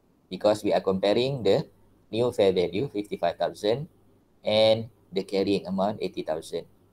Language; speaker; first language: English; non-native, local second language; Malay